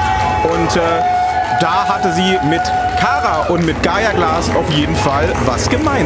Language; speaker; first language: German; native; German